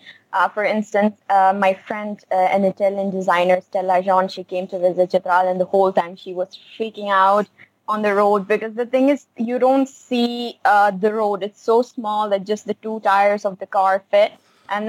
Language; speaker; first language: English; non-native, local second language; Khowar